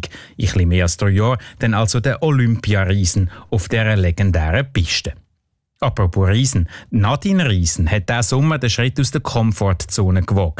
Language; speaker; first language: German; native; German